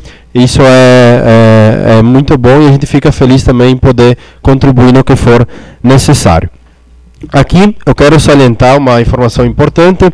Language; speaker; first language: Portuguese; native; Portuguese